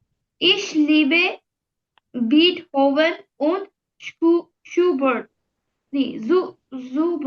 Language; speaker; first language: German; non-native, learner; Urdu